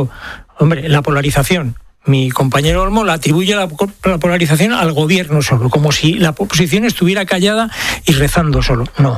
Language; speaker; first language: Spanish; native; Spanish